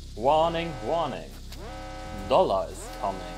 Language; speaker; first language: English; non-native, fluent; German